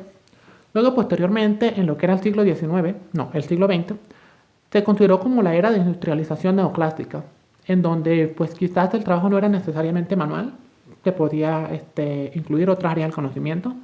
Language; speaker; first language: Spanish; native; Spanish